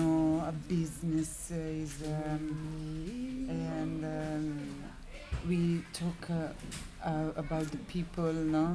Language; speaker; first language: English; non-native, learner; Italian